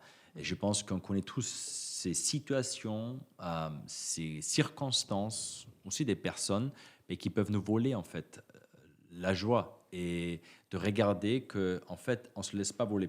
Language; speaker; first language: French; native; French